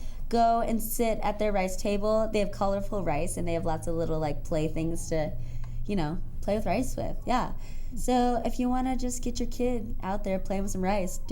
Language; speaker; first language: English; native; English